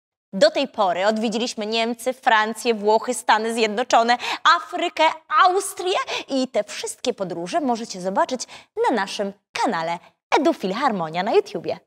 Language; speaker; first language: Polish; native; Polish